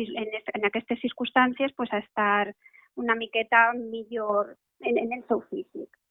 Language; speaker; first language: Catalan; native; Catalan